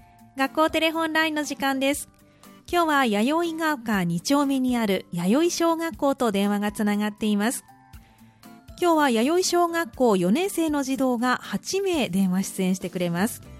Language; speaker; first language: Japanese; native; Japanese